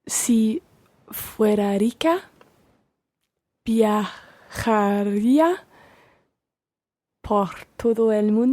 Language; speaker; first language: Spanish; non-native, learner; English